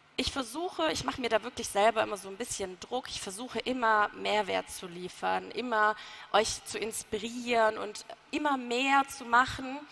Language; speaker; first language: German; native; German